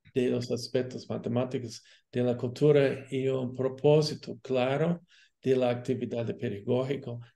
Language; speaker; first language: Portuguese; non-native, fluent; English